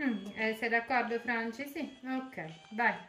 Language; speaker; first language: Italian; native; Italian